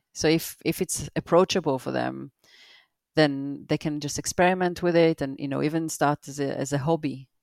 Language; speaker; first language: English; non-native, fluent; Hebrew